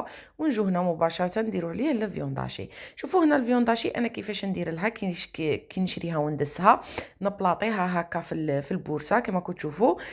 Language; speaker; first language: Arabic; native; Arabic